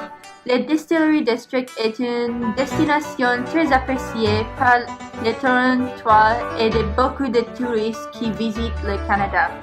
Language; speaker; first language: French; non-native, local second language; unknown